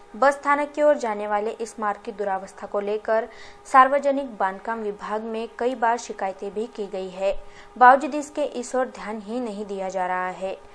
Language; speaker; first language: Hindi; non-native, local second language; Marathi